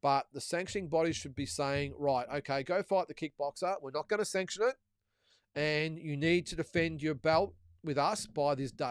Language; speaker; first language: English; native; English